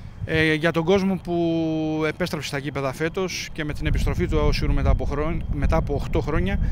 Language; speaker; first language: Greek; native; Greek